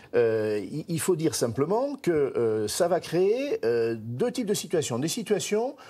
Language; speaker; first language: French; native; French